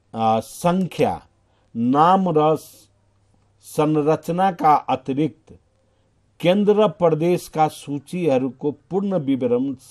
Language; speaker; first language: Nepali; non-native, local second language; Maithili